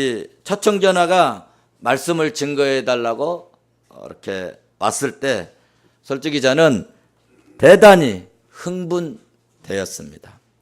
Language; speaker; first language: Korean; native; Korean